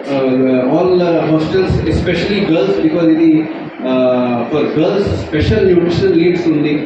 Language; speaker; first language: English; non-native, local second language; Hindi